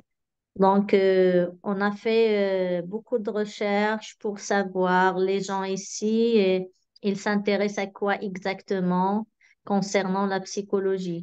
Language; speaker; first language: French; non-native, local second language; Arabic